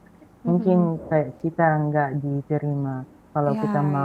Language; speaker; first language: Indonesian; non-native, fluent; Filipino